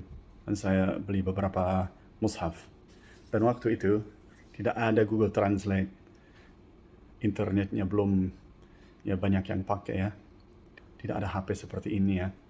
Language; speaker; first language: Indonesian; non-native, fluent; English